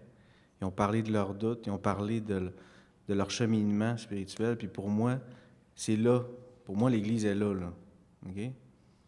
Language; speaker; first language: French; native; French